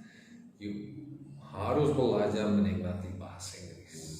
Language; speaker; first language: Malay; non-native, fluent; English